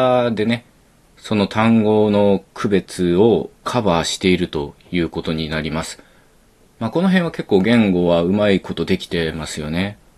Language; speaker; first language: Japanese; native; Japanese